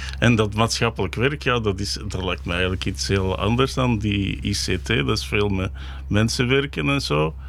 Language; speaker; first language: Dutch; native; Dutch